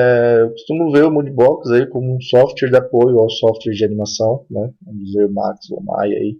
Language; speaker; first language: Portuguese; native; Portuguese